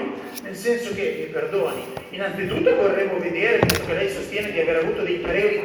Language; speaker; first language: Italian; native; Italian